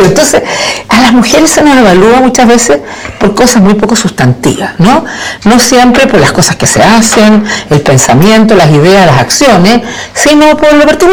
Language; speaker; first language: Spanish; native; Spanish